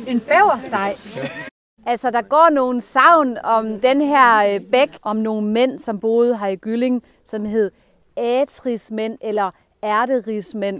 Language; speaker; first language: Danish; native; Danish